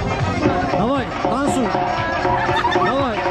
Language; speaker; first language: Russian; non-native, learner; Turkish